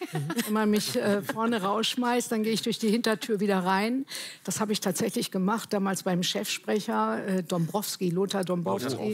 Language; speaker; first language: German; native; German